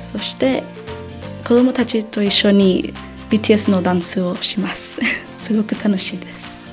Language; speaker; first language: Japanese; non-native, learner; English